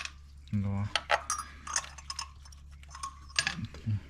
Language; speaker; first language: Russian; native; Russian